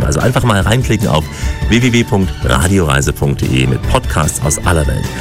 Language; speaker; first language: German; native; German